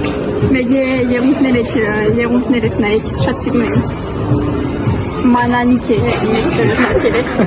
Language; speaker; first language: Armenian; early bilingual, heritage; Armenian